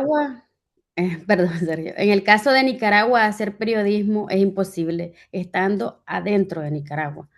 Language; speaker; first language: Spanish; native; Spanish